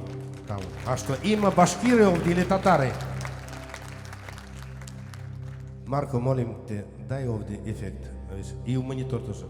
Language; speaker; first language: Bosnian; non-native, learner; Russian